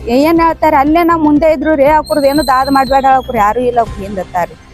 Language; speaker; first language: Kannada; native; Kannada